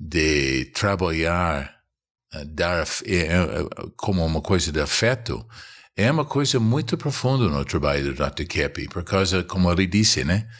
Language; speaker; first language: Portuguese; non-native, fluent; English